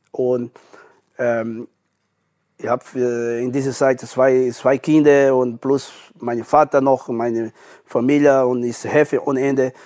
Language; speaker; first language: German; non-native, learner; Portuguese